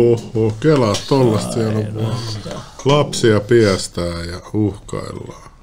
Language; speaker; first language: Finnish; native; Finnish